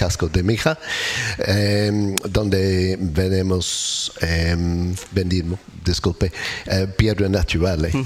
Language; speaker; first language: Spanish; non-native, learner; English